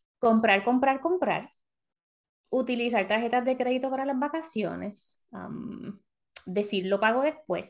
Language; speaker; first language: Spanish; early bilingual, heritage; Spanish